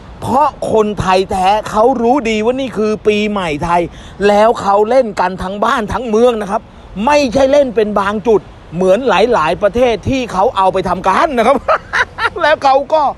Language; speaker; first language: Thai; native; Thai